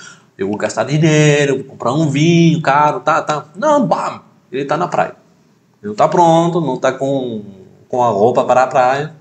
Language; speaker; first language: Portuguese; non-native, fluent; French